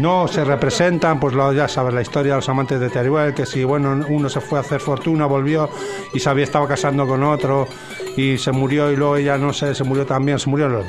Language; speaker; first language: Spanish; native; Spanish